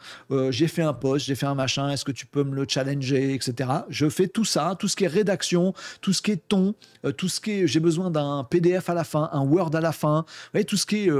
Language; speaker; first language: French; native; French